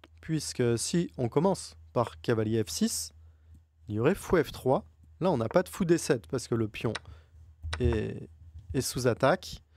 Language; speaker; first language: French; native; French